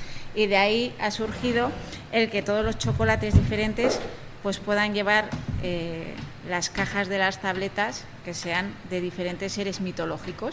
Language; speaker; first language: Spanish; native; Spanish